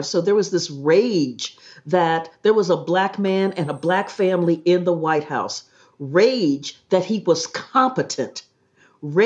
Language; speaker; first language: English; native; English